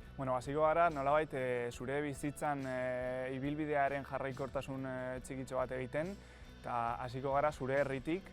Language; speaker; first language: Basque; native; Basque